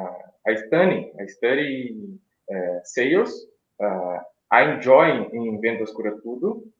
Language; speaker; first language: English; non-native, learner; Portuguese